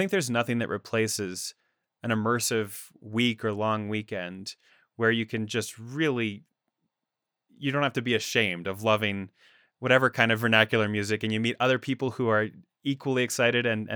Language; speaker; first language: English; native; English